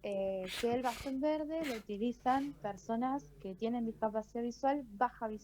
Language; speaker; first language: Spanish; native; Spanish